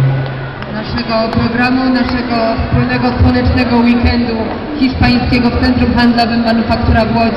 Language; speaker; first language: Polish; native; Polish